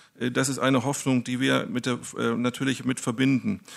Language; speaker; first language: German; native; German